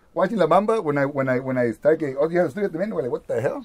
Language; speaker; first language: English; early bilingual, other home language; Spanish